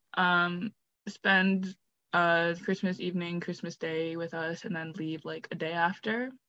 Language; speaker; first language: English; native; English